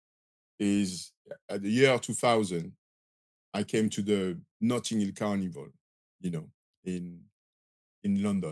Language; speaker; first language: English; non-native, fluent; French